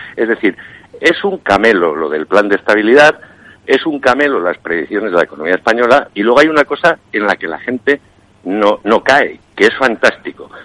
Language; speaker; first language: Spanish; native; Spanish